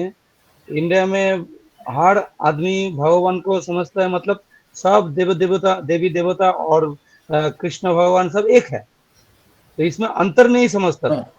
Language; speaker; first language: Hindi; non-native, local second language; Bangla